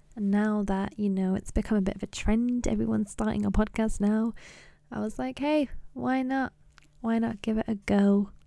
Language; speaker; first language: English; early bilingual, other home language; Punjabi